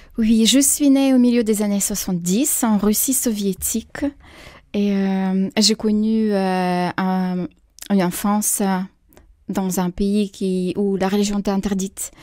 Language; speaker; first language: French; non-native, fluent; Russian